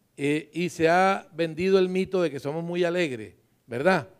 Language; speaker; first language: Spanish; native; Spanish